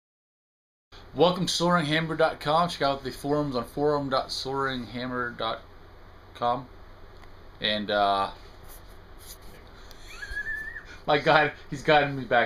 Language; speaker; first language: English; native; English